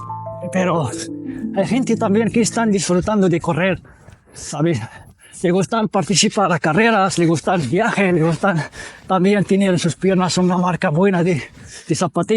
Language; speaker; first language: Spanish; non-native, fluent; Arabic